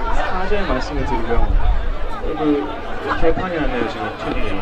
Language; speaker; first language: Korean; native; Korean